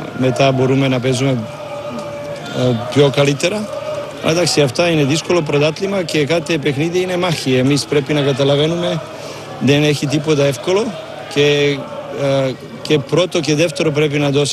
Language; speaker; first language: Greek; non-native, learner; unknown